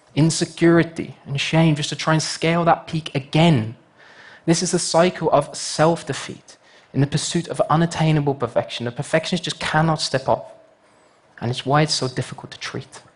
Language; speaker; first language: English; native; English